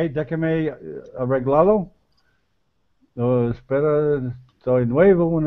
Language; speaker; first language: Spanish; non-native, learner; English